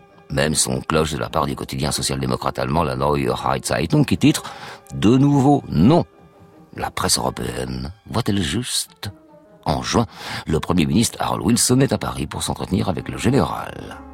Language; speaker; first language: French; native; French